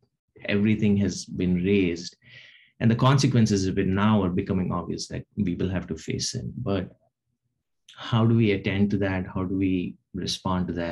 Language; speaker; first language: English; non-native, local second language; Telugu